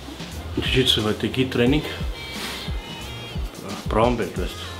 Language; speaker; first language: German; non-native, learner; Armenian